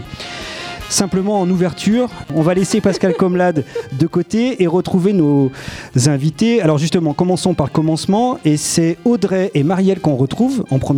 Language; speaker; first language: French; native; French